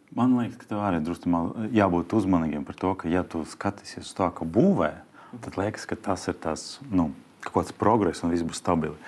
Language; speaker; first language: Latvian; non-native, local second language; Russian